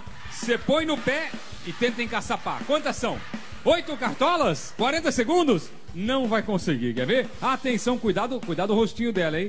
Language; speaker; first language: Portuguese; native; Portuguese